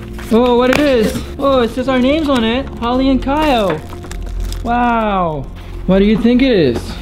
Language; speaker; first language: English; non-native, fluent; Portuguese